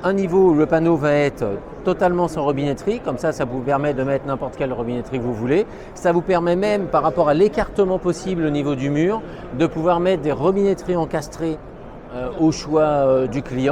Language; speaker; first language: French; native; French